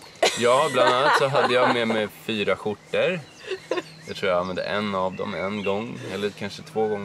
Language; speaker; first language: Swedish; native; Swedish